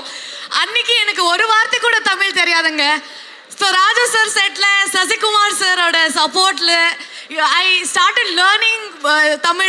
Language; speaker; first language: Tamil; non-native, learner; Kannada